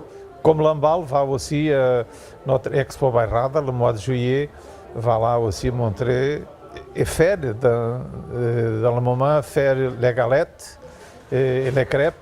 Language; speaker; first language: French; non-native, learner; Portuguese